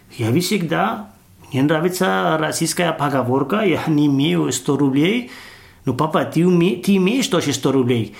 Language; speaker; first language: Russian; non-native, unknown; Spanish